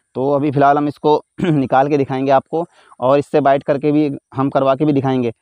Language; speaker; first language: Hindi; native; Hindi